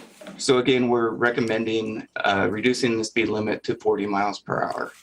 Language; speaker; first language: English; native; English